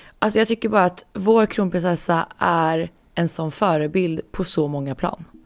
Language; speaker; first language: Swedish; native; Swedish